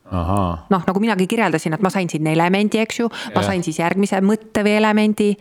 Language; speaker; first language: Estonian; native; Estonian